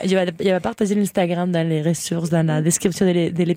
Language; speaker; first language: French; non-native, fluent; Spanish